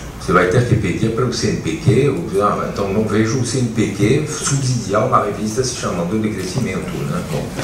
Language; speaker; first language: Portuguese; non-native, fluent; French